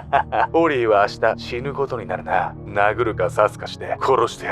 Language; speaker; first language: Japanese; native; Japanese